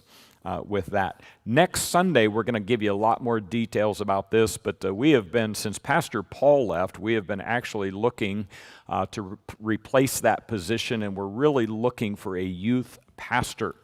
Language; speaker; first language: English; native; English